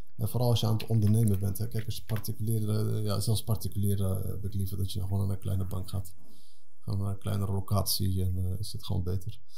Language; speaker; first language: Dutch; early bilingual, other home language; Arabic